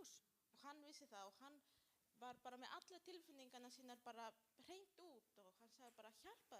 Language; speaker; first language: Icelandic; non-native, learner; Spanish